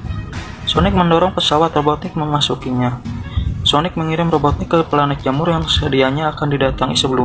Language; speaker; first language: Indonesian; native; Indonesian